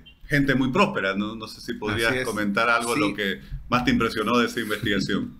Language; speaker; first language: Spanish; native; Spanish